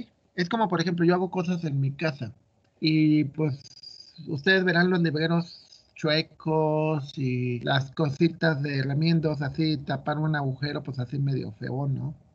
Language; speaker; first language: Spanish; native; Spanish